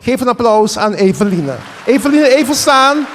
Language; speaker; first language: Dutch; non-native, local second language; Papiamento